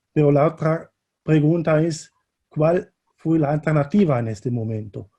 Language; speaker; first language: Spanish; non-native, fluent; German